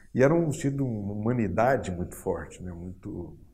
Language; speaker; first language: Portuguese; native; Portuguese